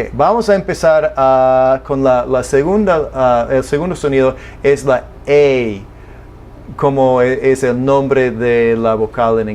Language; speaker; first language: Spanish; non-native, fluent; English